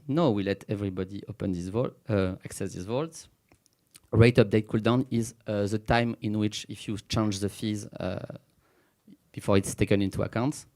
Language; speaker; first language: English; non-native, fluent; French